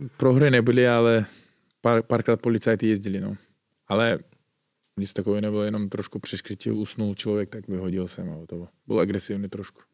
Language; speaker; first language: Czech; non-native, fluent; Uzbek